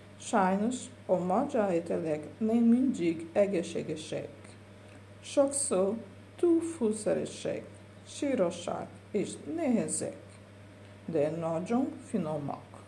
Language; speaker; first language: Hungarian; non-native, learner; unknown